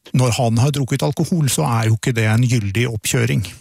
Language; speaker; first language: Norwegian; native; Norwegian